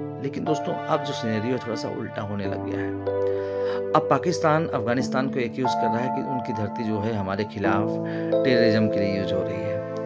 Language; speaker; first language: Hindi; native; Hindi